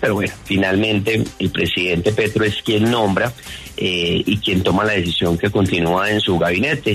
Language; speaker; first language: Spanish; native; Spanish